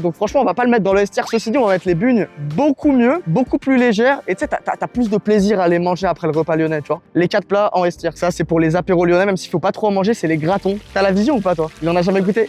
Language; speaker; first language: French; native; French